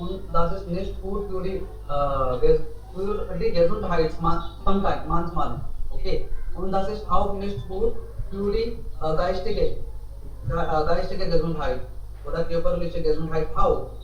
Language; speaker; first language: German; non-native, learner; Hindi